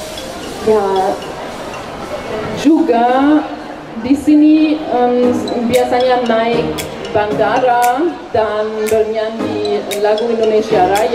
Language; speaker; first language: Indonesian; non-native, learner; German